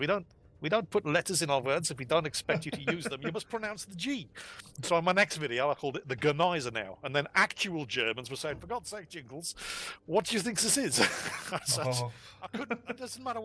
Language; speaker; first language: English; native; English